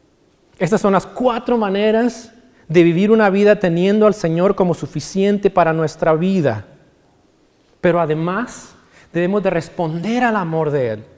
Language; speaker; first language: Spanish; native; Spanish